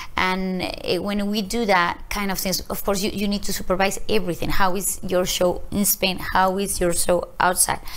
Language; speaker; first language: English; non-native, learner; Spanish